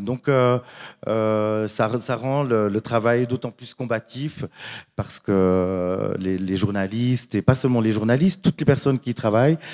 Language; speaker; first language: French; native; French